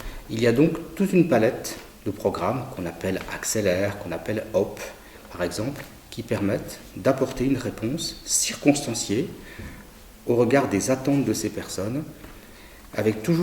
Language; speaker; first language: French; native; French